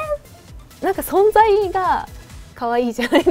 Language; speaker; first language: Japanese; native; Japanese